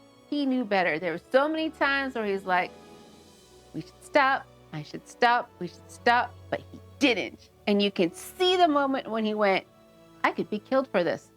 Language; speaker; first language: English; native; English